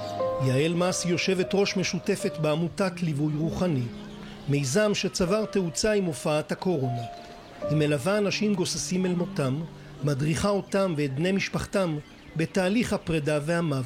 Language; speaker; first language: Hebrew; native; Hebrew